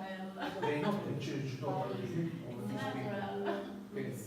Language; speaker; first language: English; non-native, learner; Italian